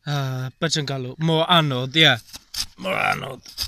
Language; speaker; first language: Welsh; non-native, learner; English